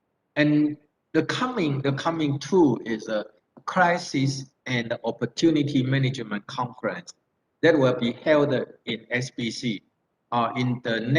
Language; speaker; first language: English; non-native, fluent; Thai